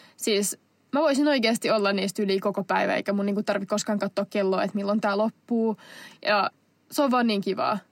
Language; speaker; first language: Finnish; non-native, local second language; Swedish